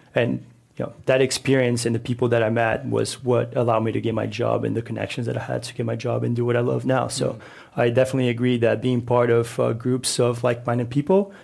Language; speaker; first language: English; non-native, fluent; Portuguese